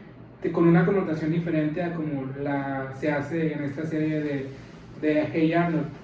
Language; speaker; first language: Spanish; native; Spanish